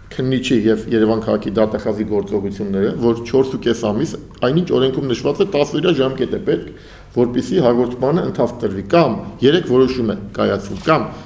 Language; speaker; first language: Armenian; native; Armenian